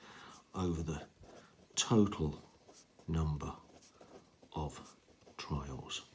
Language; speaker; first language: English; native; English